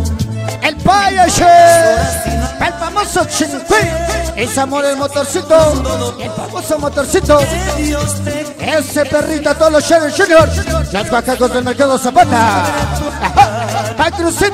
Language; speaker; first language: Spanish; native; Spanish